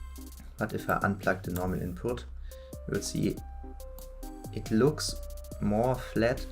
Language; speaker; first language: English; non-native, fluent; German